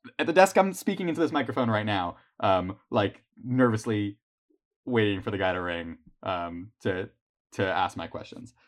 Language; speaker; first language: English; native; English